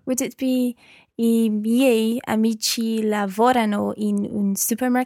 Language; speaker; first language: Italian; non-native, learner; English